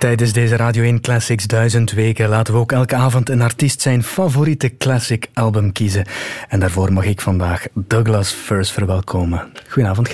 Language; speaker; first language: Dutch; native; Dutch